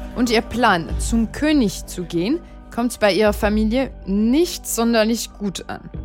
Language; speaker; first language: German; non-native, fluent; French